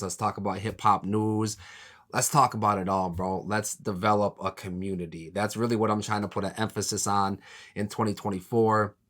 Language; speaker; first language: English; native; English